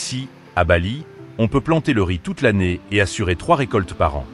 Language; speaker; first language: French; native; French